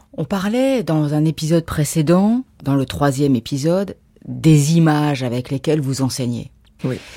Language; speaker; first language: French; native; French